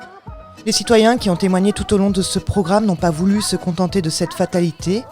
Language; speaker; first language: French; native; French